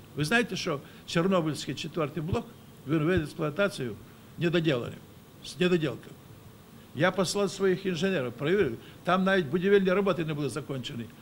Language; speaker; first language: Russian; non-native, local second language; Ukrainian